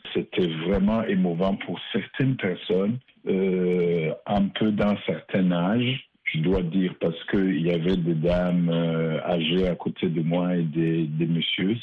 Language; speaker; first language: French; non-native, local second language; Rundi